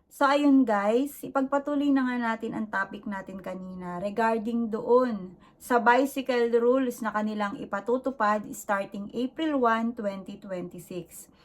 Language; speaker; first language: Filipino; native; Filipino